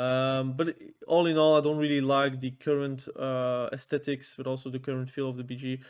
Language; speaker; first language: English; non-native, fluent; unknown